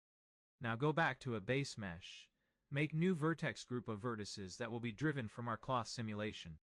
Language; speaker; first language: English; non-native, fluent; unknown